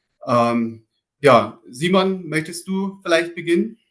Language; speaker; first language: German; native; German